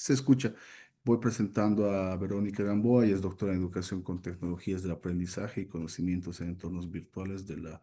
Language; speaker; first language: Spanish; native; Spanish